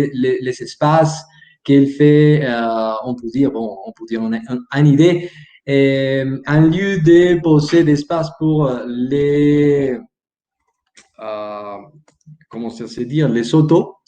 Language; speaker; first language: French; non-native, learner; Spanish